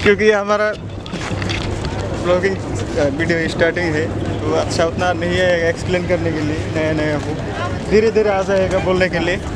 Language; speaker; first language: Hindi; non-native, local second language; Assamese